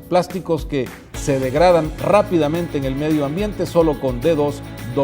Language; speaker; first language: Spanish; native; Spanish